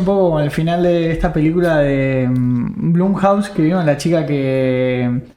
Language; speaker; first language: Spanish; native; Spanish